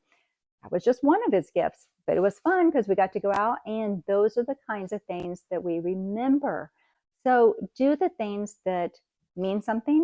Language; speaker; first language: English; native; English